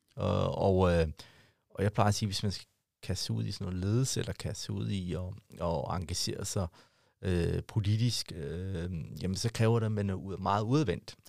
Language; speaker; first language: Danish; early bilingual, other home language; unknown